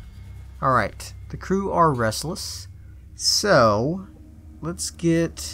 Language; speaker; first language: English; native; English